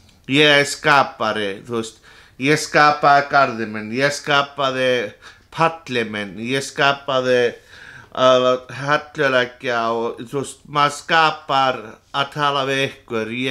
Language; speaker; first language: Icelandic; non-native, fluent; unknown